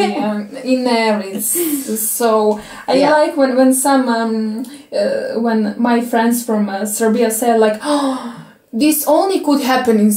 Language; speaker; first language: English; non-native, fluent; Serbian